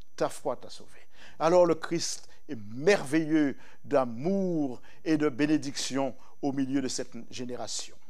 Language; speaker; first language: French; native; French